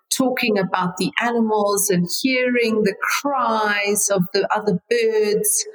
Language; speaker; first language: English; native; English